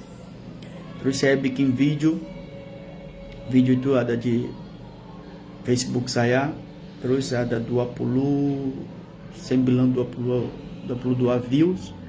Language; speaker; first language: Indonesian; non-native, fluent; Portuguese